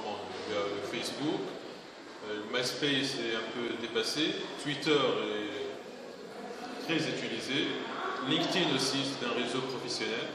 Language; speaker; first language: French; non-native, local second language; Arabic